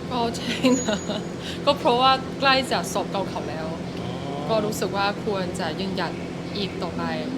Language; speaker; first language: Thai; non-native, fluent; Chinese